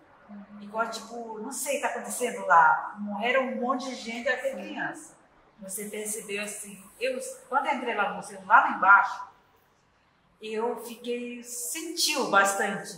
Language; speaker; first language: Portuguese; non-native, learner; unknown